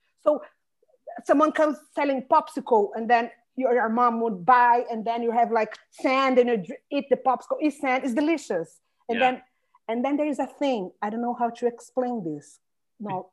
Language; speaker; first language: English; non-native, fluent; Portuguese